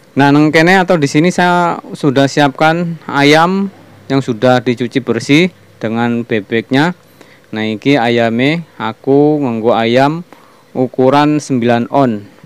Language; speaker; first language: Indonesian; non-native, local second language; Javanese